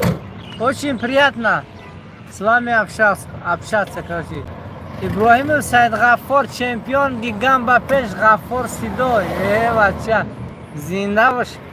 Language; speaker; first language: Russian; non-native, local second language; Tajik